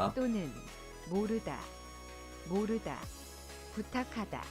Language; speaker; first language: Korean; non-native, learner; English